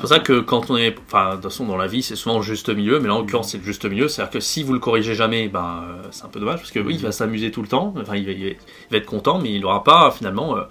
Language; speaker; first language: French; native; French